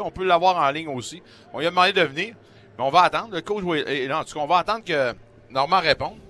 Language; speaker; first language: French; native; French